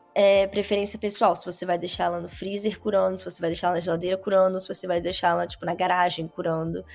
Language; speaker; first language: Portuguese; native; Portuguese